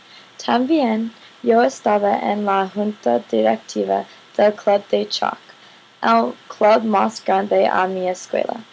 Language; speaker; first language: Spanish; non-native, learner; English